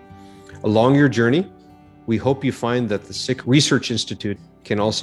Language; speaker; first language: English; native; English